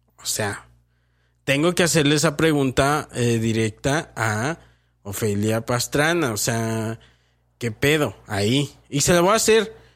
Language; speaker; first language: Spanish; native; Spanish